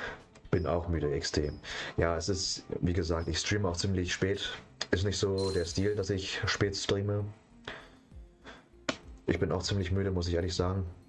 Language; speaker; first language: German; native; German